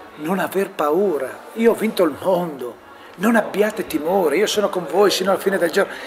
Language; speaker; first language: Italian; non-native, local second language; Friulian